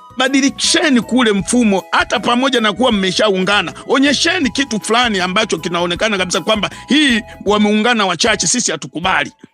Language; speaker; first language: Swahili; native; Swahili